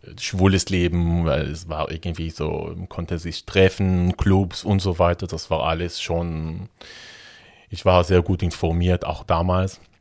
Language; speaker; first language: German; non-native, fluent; Hebrew